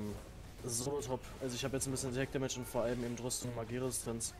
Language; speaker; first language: German; native; German